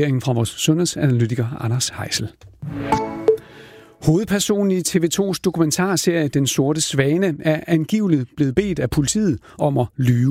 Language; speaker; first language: Danish; native; Danish